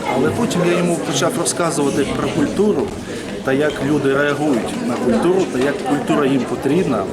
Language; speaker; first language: Ukrainian; non-native, local second language; Russian